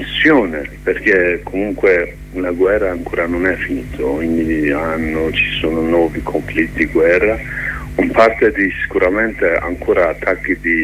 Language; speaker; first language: Italian; non-native, learner; Kurdish